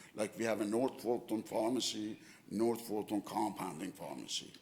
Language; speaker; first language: English; non-native, fluent; Persian